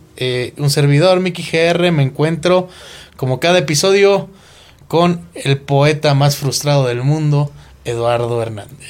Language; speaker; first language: Spanish; native; Spanish